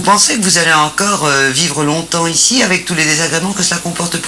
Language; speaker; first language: French; native; French